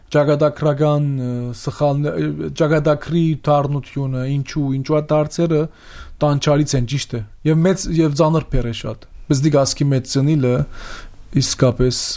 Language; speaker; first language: Armenian; early bilingual, heritage; Armenian